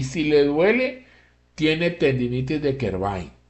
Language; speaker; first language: Spanish; native; Spanish